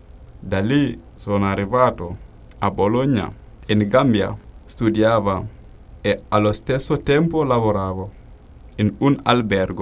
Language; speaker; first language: Italian; non-native, learner; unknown